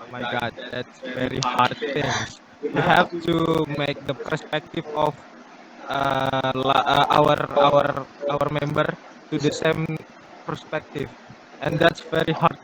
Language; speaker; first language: English; non-native, learner; Indonesian